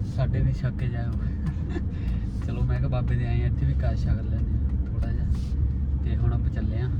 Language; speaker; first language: Punjabi; native; Punjabi